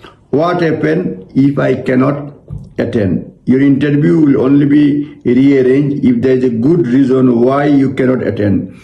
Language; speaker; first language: English; non-native, local second language; Bangla